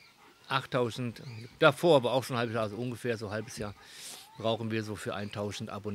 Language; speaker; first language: German; native; German